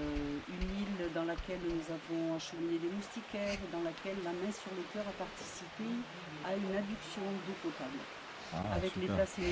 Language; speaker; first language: French; native; French